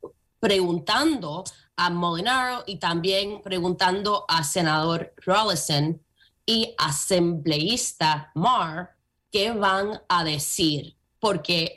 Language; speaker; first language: Spanish; early bilingual, heritage; Spanish